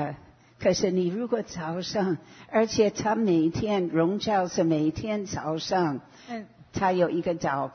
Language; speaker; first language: Chinese; non-native, fluent; English